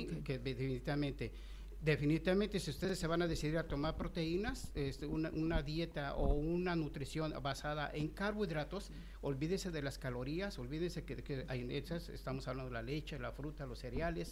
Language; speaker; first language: Spanish; native; Spanish